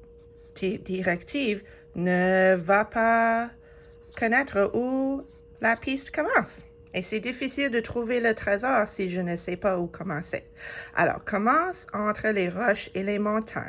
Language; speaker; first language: French; non-native, fluent; English